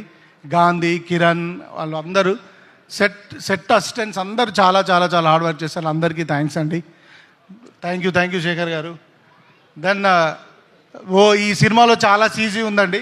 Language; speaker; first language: Telugu; native; Telugu